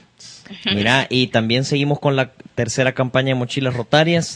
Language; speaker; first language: Spanish; native; Spanish